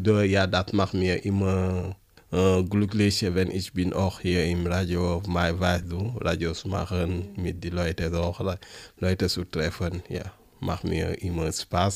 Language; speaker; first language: German; non-native, learner; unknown